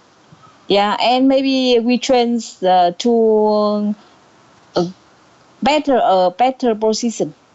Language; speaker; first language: English; non-native, learner; Vietnamese